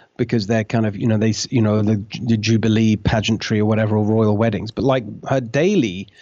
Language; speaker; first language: English; native; English